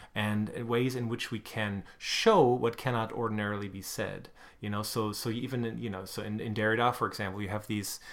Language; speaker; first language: English; non-native, fluent; German